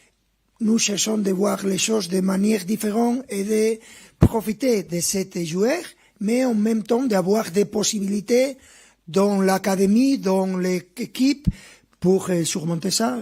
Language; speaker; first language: French; non-native, fluent; Spanish